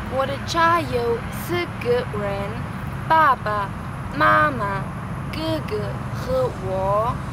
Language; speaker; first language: Chinese; non-native, learner; German